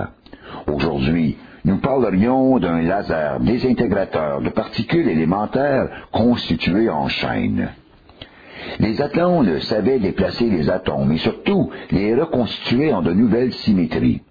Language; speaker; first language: French; native; French